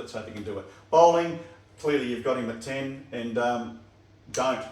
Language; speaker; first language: English; native; English